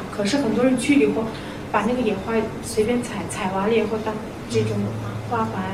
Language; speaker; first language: Chinese; non-native, local second language; Mongolian